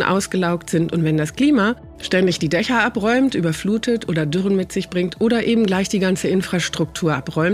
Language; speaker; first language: German; native; German